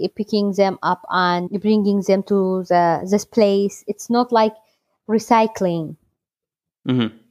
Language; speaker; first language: English; non-native, learner; Kurdish